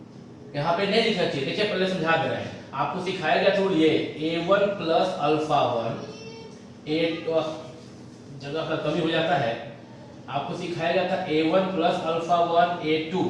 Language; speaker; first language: Hindi; native; Hindi